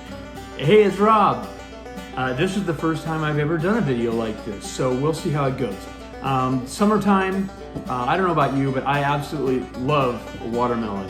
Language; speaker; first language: English; native; English